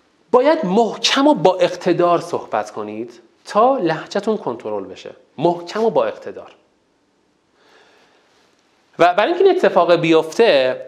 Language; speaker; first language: Persian; non-native, local second language; Azerbaijani